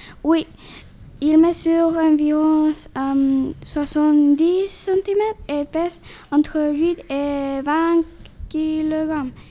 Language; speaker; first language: French; non-native, learner; Spanish